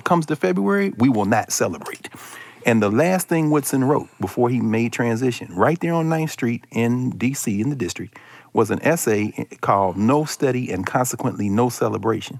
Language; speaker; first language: English; native; English